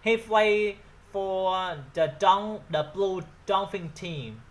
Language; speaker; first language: English; non-native, learner; Vietnamese